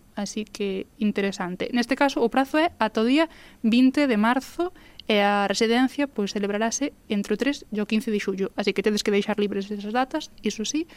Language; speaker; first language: Galician; native; Galician